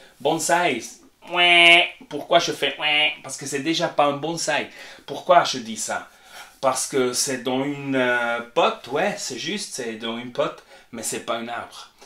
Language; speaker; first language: French; non-native, fluent; Spanish